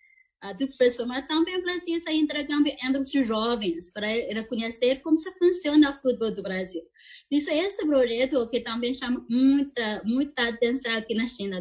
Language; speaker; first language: Portuguese; non-native, fluent; Chinese